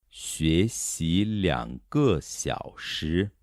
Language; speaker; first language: Chinese; non-native, fluent; Portuguese